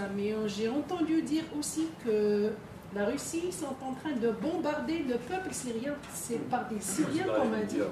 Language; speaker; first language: French; non-native, fluent; Filipino